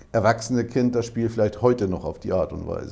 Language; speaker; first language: German; native; German